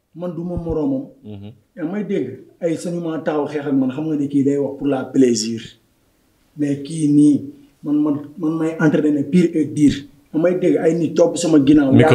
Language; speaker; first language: Wolof; non-native, local second language; Bambara